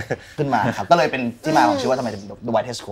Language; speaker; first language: Thai; native; Thai